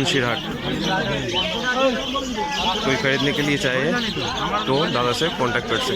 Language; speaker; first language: Hindi; non-native, local second language; Bangla